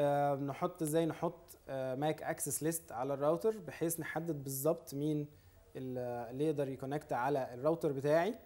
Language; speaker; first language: Arabic; native; Arabic